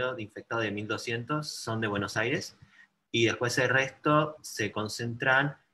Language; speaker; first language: Spanish; native; Spanish